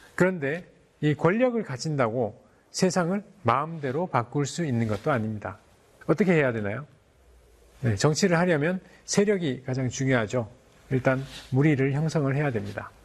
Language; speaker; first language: Korean; native; Korean